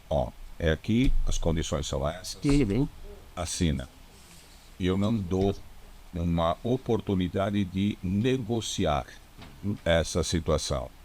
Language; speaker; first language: Portuguese; native; Portuguese